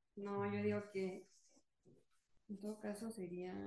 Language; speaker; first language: Spanish; native; Spanish